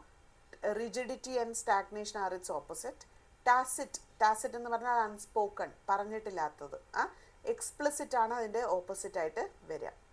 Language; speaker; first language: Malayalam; native; Malayalam